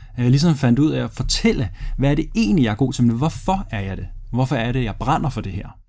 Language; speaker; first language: Danish; early bilingual, other home language; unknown